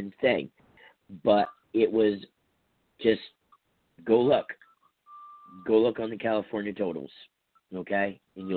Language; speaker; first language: English; native; English